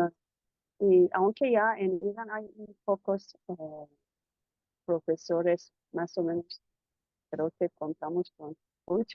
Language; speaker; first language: Spanish; non-native, fluent; Persian